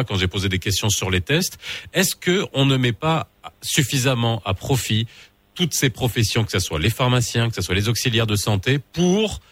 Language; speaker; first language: French; non-native, local second language; Arabic